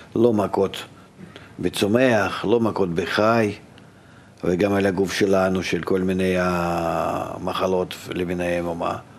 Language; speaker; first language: Hebrew; non-native, fluent; Russian